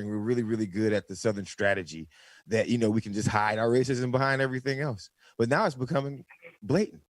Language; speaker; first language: English; native; English